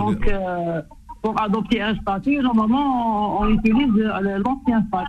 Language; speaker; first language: French; non-native, local second language; Arabic